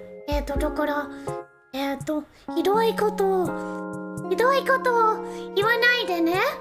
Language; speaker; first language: Japanese; non-native, learner; English